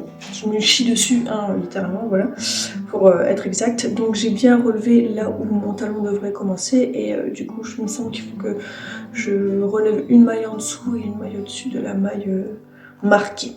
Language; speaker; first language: French; native; French